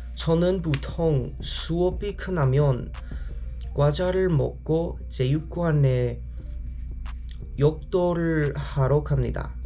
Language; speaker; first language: Korean; non-native, learner; English